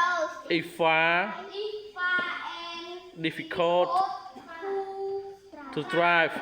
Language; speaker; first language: English; non-native, learner; Khmer